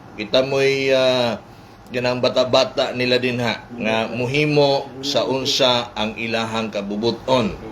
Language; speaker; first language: Cebuano; native; Cebuano